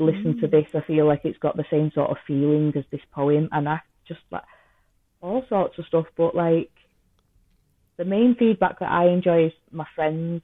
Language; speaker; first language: English; native; English